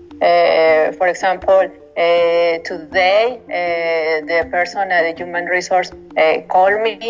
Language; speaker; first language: English; non-native, learner; Spanish